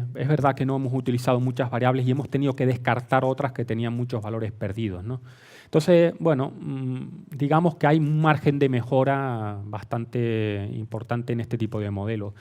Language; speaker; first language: Spanish; native; Spanish